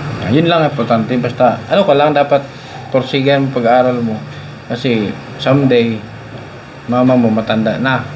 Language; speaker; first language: Filipino; native; Filipino